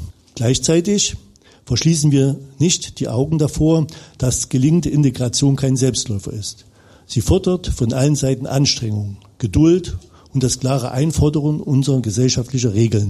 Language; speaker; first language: German; native; German